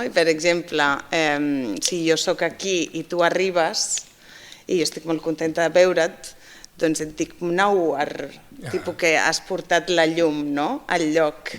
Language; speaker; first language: Catalan; non-native, fluent; Basque